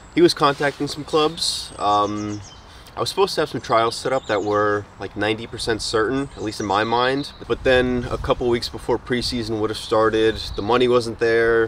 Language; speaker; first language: English; native; English